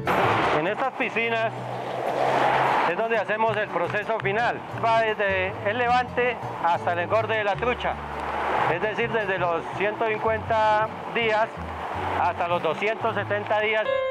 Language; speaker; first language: Spanish; native; Spanish